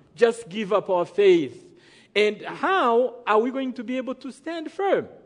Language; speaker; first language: English; non-native, local second language; Kinyarwanda